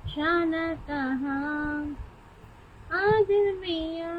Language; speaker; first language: Hindi; non-native, local second language; Marathi